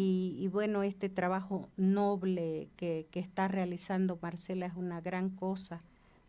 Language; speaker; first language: Spanish; native; Spanish